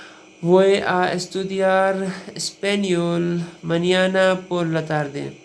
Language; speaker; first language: Spanish; non-native, learner; Urdu